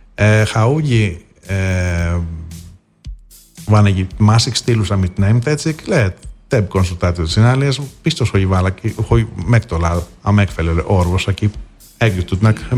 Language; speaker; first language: Hungarian; non-native, fluent; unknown